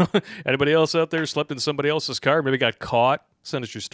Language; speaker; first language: English; native; English